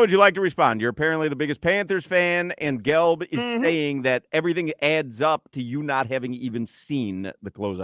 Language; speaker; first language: English; native; English